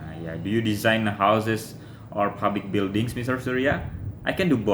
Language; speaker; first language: English; non-native, fluent; Indonesian